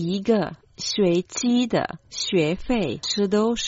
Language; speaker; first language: Chinese; non-native, learner; Croatian